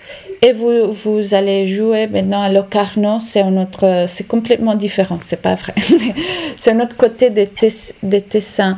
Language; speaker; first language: French; non-native, learner; Italian